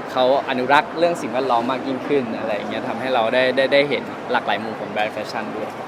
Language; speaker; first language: Thai; native; Thai